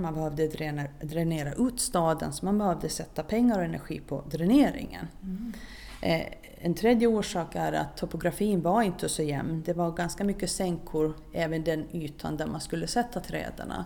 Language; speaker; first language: Swedish; native; Swedish